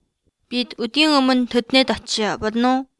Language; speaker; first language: Mongolian; non-native, learner; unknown